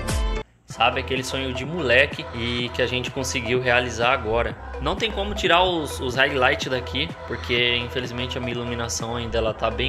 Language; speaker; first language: Portuguese; native; Portuguese